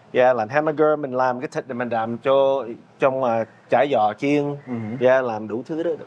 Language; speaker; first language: Vietnamese; early bilingual, heritage; Vietnamese